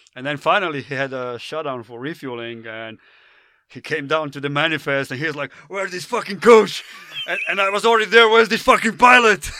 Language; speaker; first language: English; non-native, fluent; Slovenian